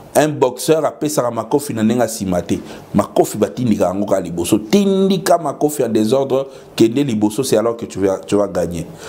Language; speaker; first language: Lingala; native; Lingala